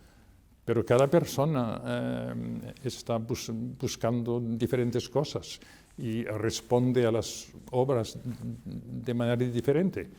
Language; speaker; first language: Spanish; non-native, fluent; French